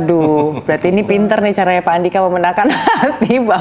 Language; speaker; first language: Indonesian; native; Indonesian